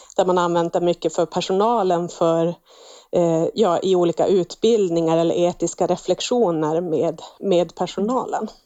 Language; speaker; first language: Swedish; native; Swedish